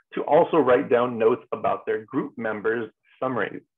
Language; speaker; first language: English; native; English